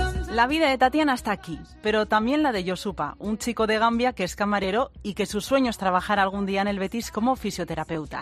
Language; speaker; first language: Spanish; native; Spanish